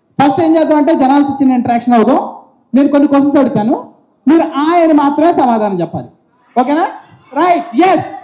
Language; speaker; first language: Telugu; native; Telugu